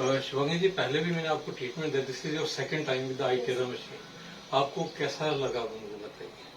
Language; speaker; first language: Hindi; native; Hindi